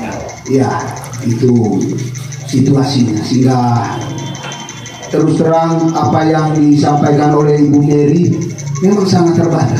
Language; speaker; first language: Indonesian; non-native, local second language; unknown